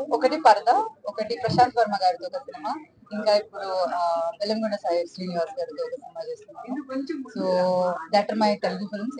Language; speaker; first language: Telugu; non-native, local second language; Malayalam